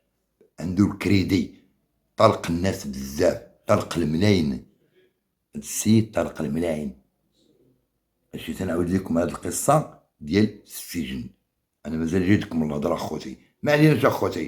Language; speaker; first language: Arabic; native; Arabic